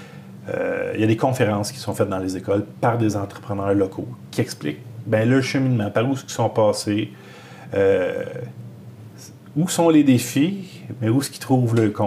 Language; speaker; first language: French; native; French